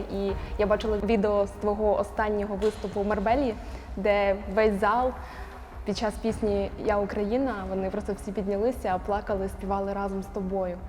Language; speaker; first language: Ukrainian; native; Ukrainian